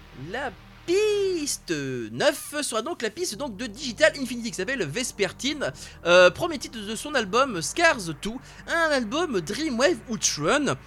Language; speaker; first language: French; native; French